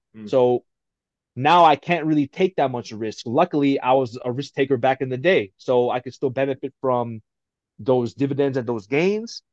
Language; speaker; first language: English; native; English